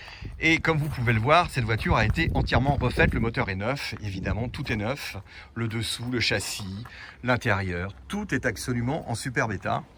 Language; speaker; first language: French; native; French